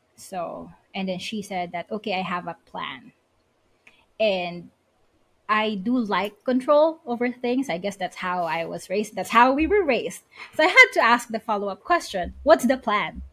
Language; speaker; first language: English; non-native, local second language; Filipino